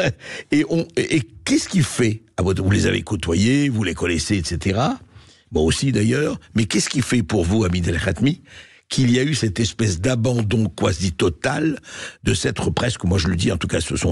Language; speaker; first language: French; native; French